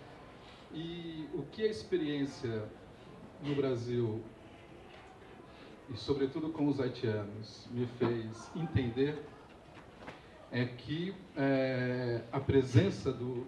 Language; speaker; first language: Portuguese; native; Portuguese